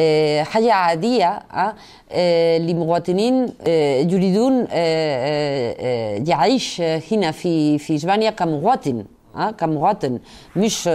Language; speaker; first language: Arabic; non-native, fluent; Spanish